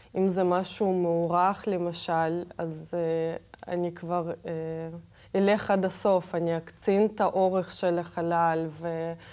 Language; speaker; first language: Hebrew; non-native, fluent; Russian